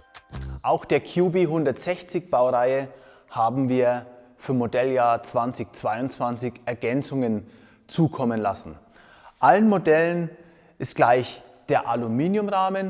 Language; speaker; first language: German; native; German